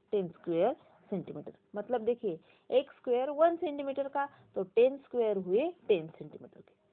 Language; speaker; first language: Hindi; non-native, local second language; Marathi